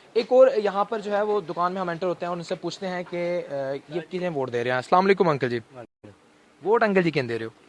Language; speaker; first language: Urdu; non-native, local second language; Punjabi